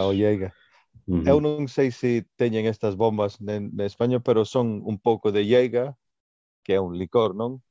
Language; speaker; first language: Galician; non-native, local second language; Spanish